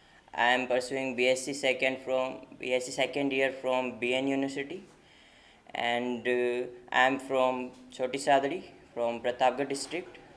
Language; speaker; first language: English; non-native, learner; Hindi